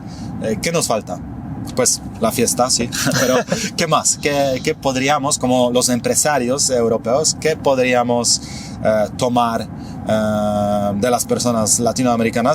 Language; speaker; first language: Spanish; non-native, fluent; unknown